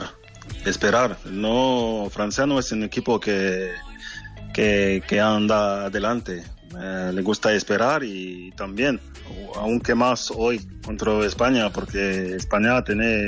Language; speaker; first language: Spanish; non-native, fluent; French